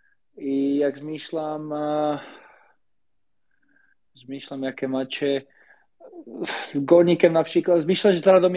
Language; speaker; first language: Polish; non-native, learner; Slovak